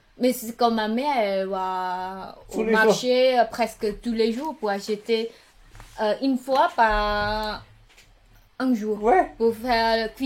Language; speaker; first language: French; non-native, learner; Khmer